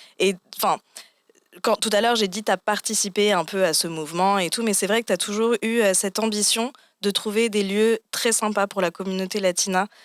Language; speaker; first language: French; native; French